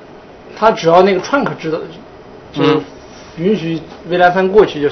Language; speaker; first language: Chinese; native; Chinese